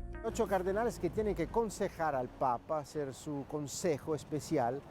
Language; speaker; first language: Spanish; non-native, learner; Italian